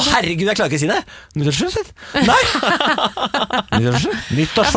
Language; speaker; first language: Norwegian; native; Norwegian